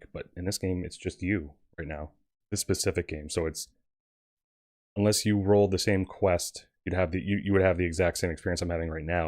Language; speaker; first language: English; native; English